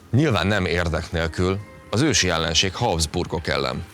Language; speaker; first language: Hungarian; native; Hungarian